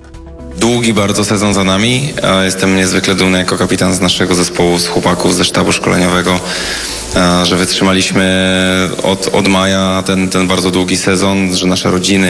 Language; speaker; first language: Polish; native; Polish